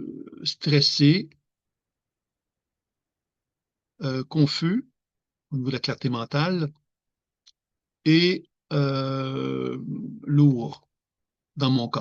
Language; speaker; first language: French; native; French